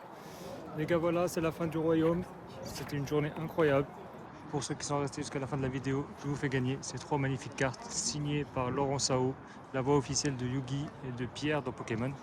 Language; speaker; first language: French; native; French